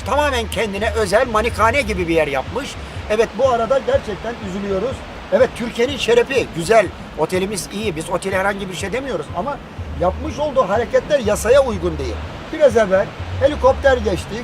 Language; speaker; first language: Turkish; native; Turkish